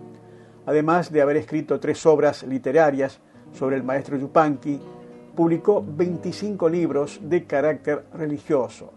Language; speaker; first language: Spanish; native; Spanish